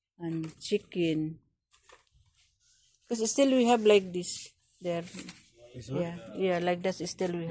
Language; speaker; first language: English; non-native, learner; Filipino